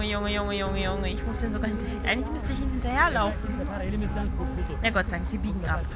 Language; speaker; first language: German; native; German